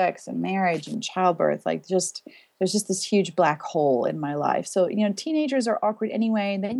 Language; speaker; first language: English; native; English